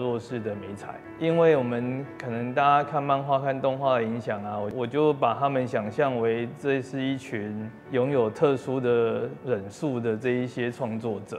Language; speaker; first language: Chinese; native; Chinese